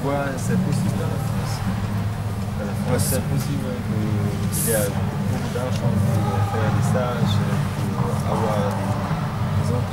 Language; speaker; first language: French; non-native, fluent; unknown